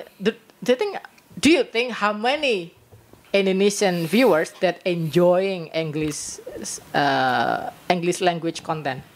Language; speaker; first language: English; non-native, learner; Indonesian